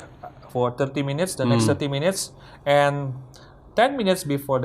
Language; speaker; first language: English; non-native, fluent; Indonesian